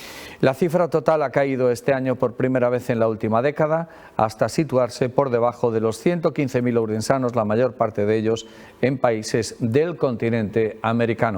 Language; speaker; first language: Spanish; native; Spanish